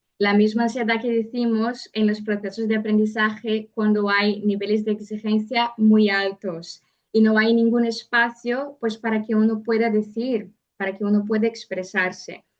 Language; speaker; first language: Spanish; non-native, fluent; Portuguese